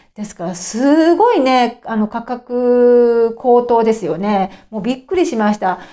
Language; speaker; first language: Japanese; native; Japanese